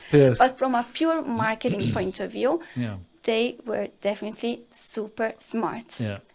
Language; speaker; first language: English; non-native, fluent; Italian